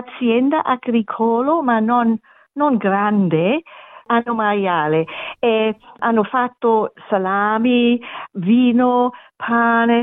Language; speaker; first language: Italian; non-native, learner; German